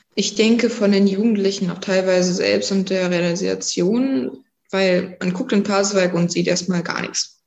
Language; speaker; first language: German; native; German